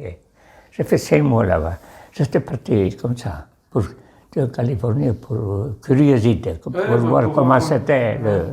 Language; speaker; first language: French; non-native, local second language; Basque